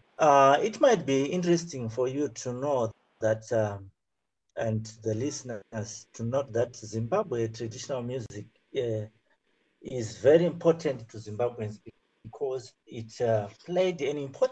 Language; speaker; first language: English; non-native, local second language; Shona